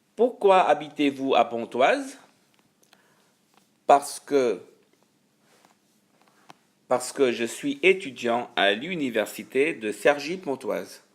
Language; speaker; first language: French; non-native, fluent; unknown